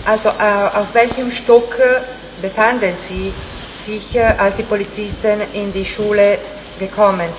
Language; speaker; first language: German; non-native, fluent; Italian